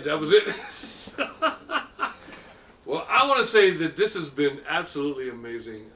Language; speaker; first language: English; native; English